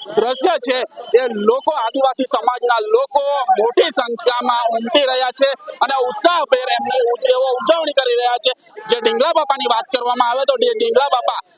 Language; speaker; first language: Gujarati; native; Gujarati